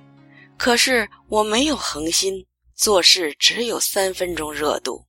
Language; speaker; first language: Chinese; native; Chinese